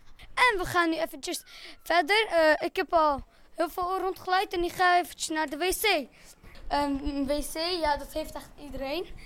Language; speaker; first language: Dutch; early bilingual, other home language; Persian